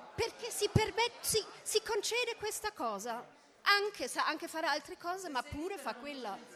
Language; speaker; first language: Italian; non-native, fluent; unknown